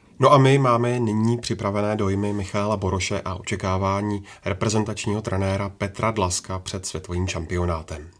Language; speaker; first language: Czech; native; Czech